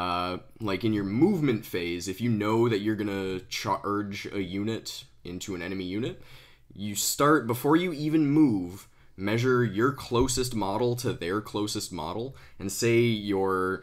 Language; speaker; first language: English; native; English